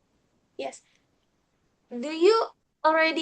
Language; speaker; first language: English; non-native, fluent; Indonesian